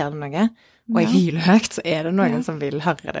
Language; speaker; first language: Norwegian; native; Norwegian